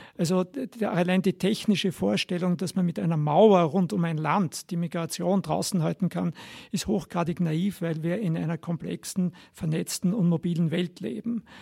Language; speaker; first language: German; native; German